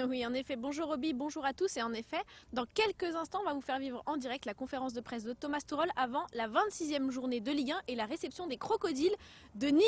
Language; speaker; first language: French; native; French